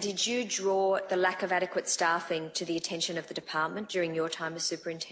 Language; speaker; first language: English; native; English